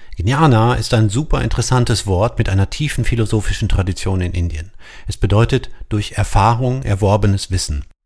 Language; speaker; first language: German; native; German